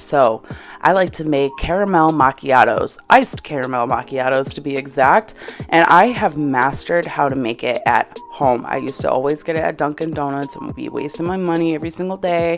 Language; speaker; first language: English; native; English